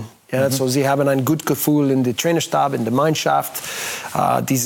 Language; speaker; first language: German; non-native, learner; English